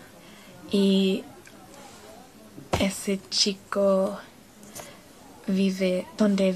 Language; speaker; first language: Spanish; non-native, learner; English